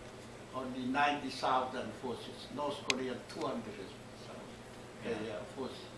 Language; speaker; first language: English; non-native, learner; Korean